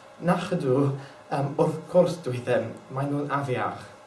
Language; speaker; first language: Welsh; non-native, learner; English